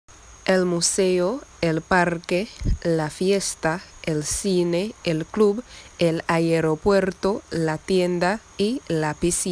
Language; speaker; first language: Spanish; non-native, fluent; English